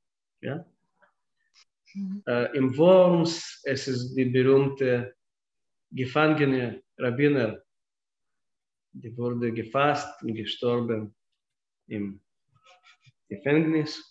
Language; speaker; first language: German; non-native, fluent; Russian